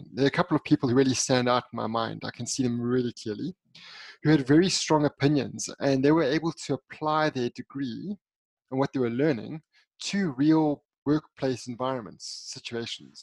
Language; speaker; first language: English; native; English